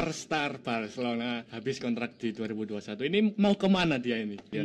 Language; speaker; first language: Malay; non-native, local second language; Javanese